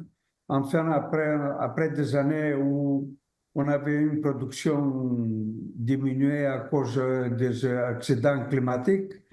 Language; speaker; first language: French; non-native, fluent; Greek